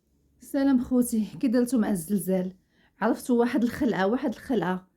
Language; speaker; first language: Arabic; native; Arabic